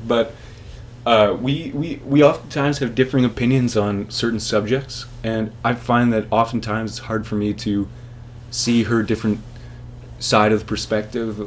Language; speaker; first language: English; native; English